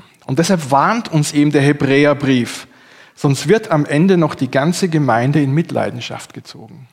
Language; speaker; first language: German; native; German